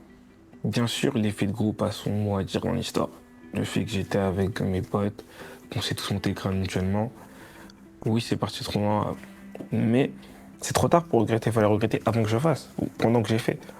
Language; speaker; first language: French; native; French